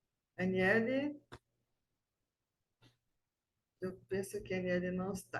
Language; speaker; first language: Portuguese; non-native, fluent; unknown